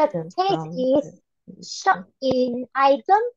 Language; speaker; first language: English; non-native, learner; Malay